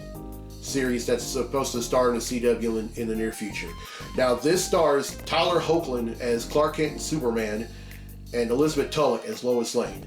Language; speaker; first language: English; native; English